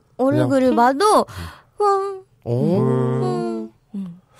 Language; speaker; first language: Korean; non-native, learner; Japanese